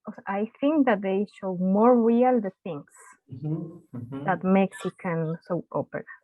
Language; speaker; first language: English; non-native, learner; Spanish